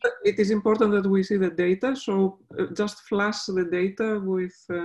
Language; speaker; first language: English; non-native, fluent; Greek